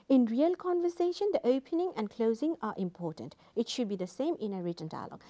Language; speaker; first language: English; non-native, local second language; Bangla